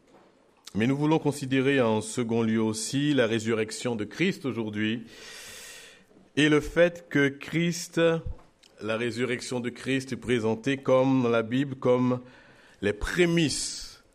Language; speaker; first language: French; native; French